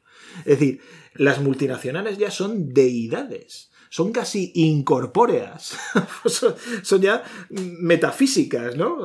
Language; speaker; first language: Spanish; native; Spanish